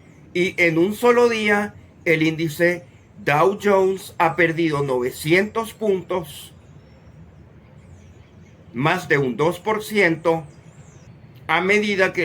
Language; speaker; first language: Spanish; native; Spanish